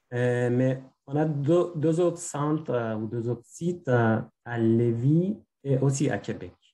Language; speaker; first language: French; non-native, fluent; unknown